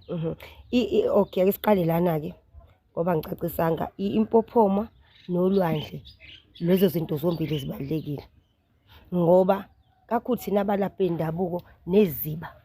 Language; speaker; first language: Zulu; native; Zulu